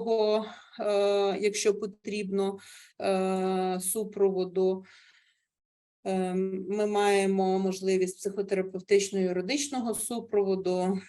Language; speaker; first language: Ukrainian; native; Ukrainian